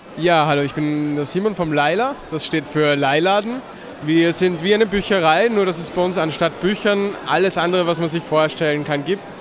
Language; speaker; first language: German; native; German